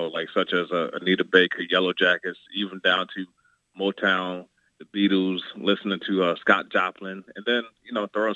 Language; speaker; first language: English; native; English